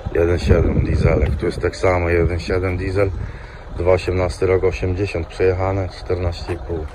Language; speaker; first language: Polish; native; Polish